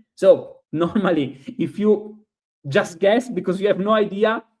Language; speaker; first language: English; non-native, fluent; Italian